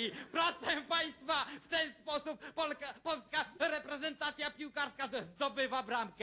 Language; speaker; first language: Polish; native; Polish